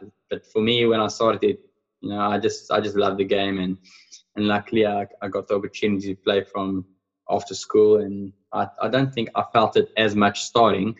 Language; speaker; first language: English; non-native, local second language; Afrikaans